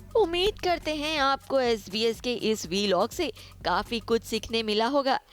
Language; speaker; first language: Hindi; native; Hindi